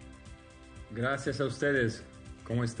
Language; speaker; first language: Spanish; non-native, learner; Italian